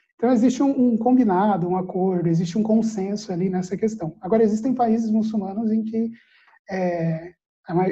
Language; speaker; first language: Portuguese; early bilingual, other home language; Arabic